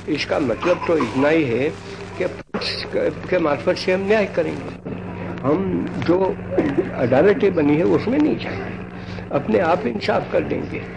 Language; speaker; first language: Hindi; non-native, local second language; Gujarati